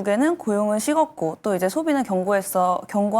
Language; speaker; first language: Korean; native; Korean